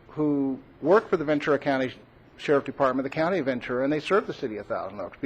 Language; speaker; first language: English; native; English